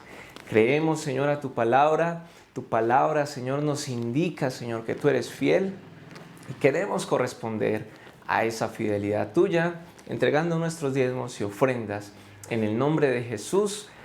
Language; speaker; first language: Spanish; native; Spanish